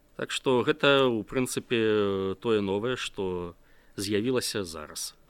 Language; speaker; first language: Belarusian; native; Belarusian